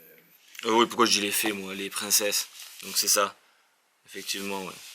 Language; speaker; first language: French; native; French